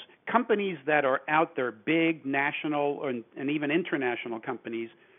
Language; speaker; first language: English; native; English